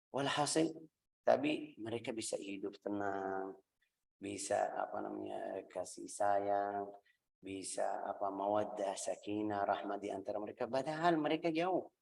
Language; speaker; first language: Indonesian; non-native, fluent; Arabic